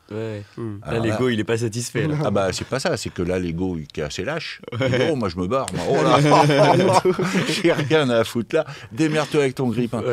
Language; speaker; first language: French; native; French